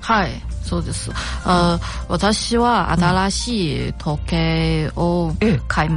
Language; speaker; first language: Japanese; non-native, learner; Chinese